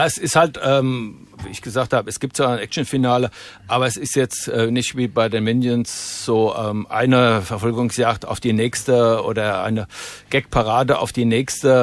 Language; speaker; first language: German; native; German